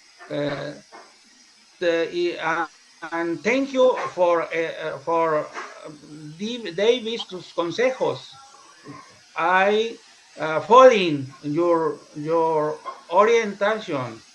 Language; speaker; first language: English; non-native, learner; Spanish